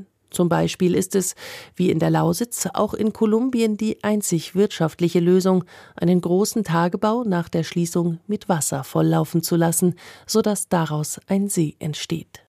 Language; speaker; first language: German; native; German